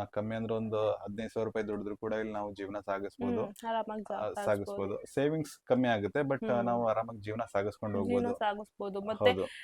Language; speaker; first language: Kannada; early bilingual, heritage; Kannada